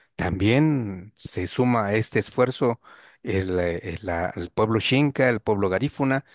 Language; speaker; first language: Spanish; non-native, local second language; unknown